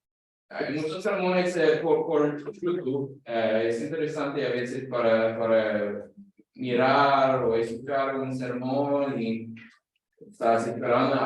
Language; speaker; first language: Spanish; non-native, fluent; English